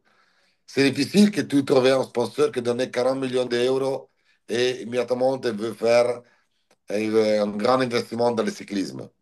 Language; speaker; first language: French; non-native, learner; Italian